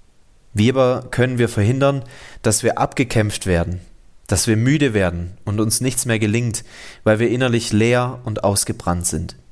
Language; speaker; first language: German; native; German